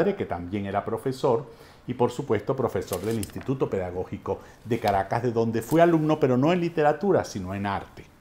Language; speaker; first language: Spanish; native; Spanish